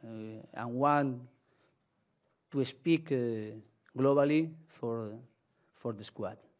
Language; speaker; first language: English; non-native, learner; Spanish